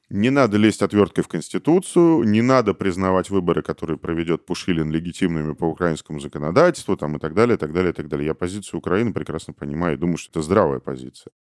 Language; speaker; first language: Russian; native; Russian